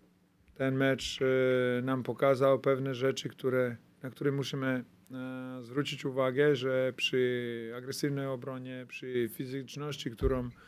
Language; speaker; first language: Polish; non-native, fluent; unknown